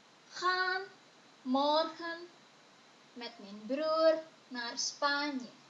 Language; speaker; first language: Dutch; non-native, fluent; Indonesian